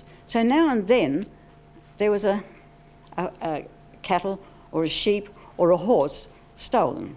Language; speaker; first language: English; native; English